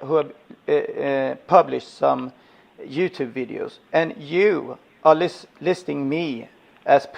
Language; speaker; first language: English; non-native, fluent; Swedish